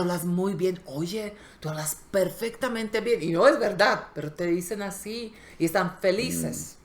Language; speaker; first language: Spanish; non-native, fluent; Slovak